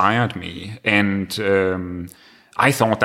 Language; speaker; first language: English; non-native, fluent; Danish